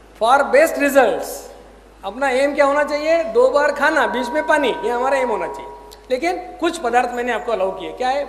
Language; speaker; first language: Hindi; non-native, local second language; Marathi